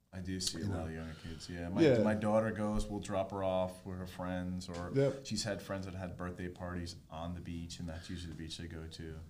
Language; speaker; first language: English; native; English